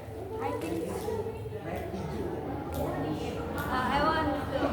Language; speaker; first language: English; non-native, learner; Indonesian